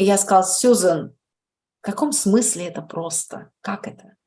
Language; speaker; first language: Russian; native; Russian